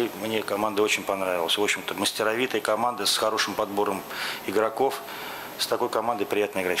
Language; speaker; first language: Russian; native; Russian